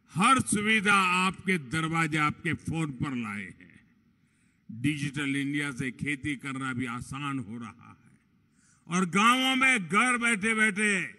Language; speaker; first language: Hindi; non-native, local second language; Gujarati